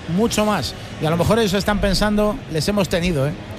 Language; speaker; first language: Spanish; native; Spanish